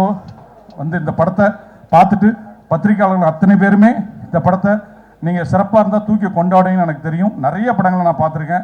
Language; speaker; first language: Tamil; native; Tamil